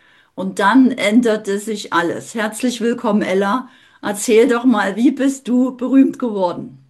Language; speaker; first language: German; native; German